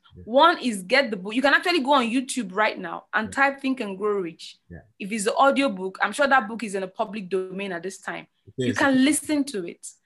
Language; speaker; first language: English; non-native, local second language; Igbo